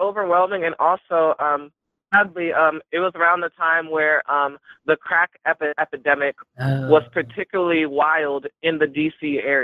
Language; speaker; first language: English; native; English